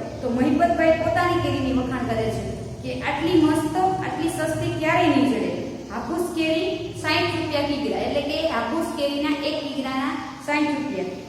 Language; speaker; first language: Gujarati; native; Gujarati